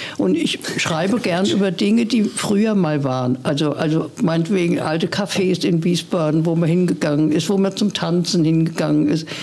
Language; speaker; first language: German; native; German